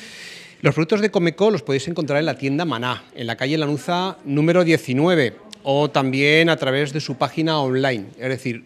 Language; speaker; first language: Spanish; native; Spanish